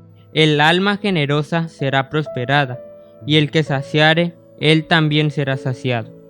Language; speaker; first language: Spanish; native; Spanish